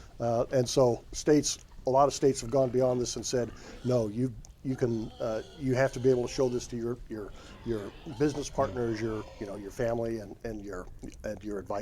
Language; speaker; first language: English; native; English